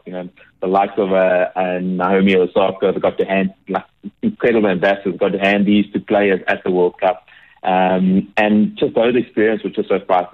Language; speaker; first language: English; native; English